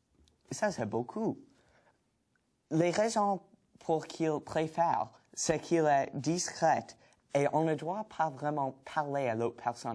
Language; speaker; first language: French; non-native, learner; English